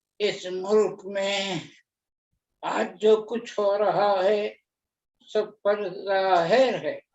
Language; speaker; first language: Urdu; native; Urdu